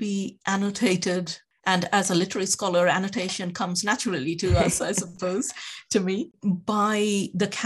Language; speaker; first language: English; non-native, local second language; Bangla